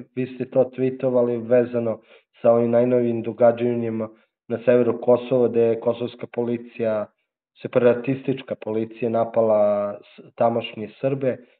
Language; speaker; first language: Serbian; native; Serbian